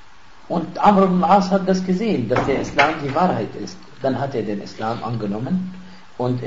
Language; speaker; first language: German; non-native, fluent; Arabic